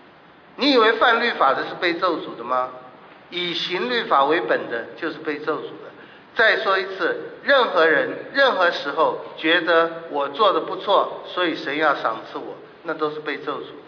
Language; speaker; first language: Chinese; native; Chinese